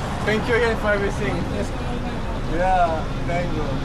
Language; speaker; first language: English; non-native, learner; French